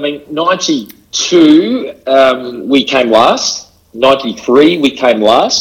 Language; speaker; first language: English; native; English